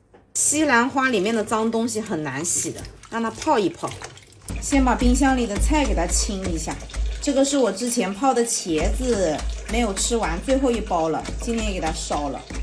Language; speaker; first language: Chinese; native; Chinese